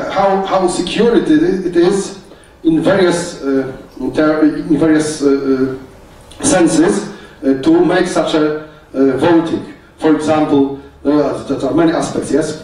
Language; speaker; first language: English; non-native, fluent; Polish